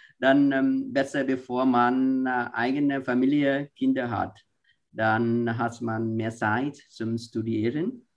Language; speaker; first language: German; non-native, learner; Vietnamese